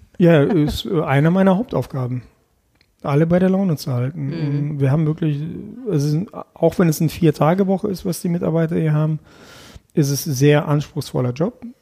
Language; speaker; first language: German; early bilingual, other home language; Russian